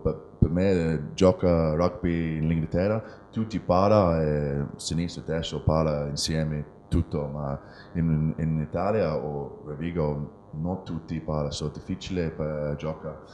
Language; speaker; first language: Italian; non-native, learner; English